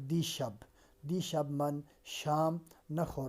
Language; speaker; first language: Persian; non-native, fluent; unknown